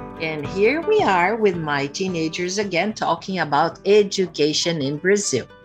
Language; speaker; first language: English; non-native, fluent; Portuguese